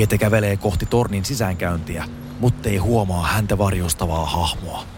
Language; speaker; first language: Finnish; native; Finnish